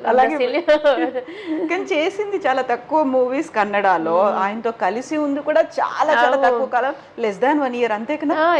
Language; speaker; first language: Telugu; native; Telugu